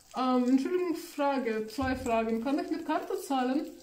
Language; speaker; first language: German; non-native, learner; Russian